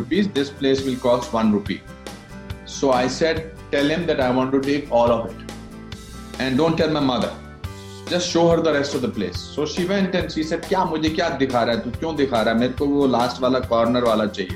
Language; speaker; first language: English; non-native, local second language; Hindi